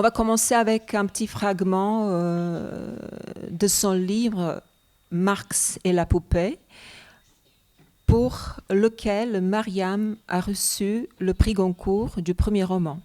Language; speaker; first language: French; non-native, fluent; Bosnian